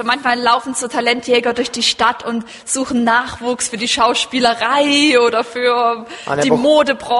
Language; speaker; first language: German; native; German